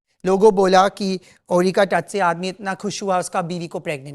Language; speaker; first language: Hindi; non-native, local second language; English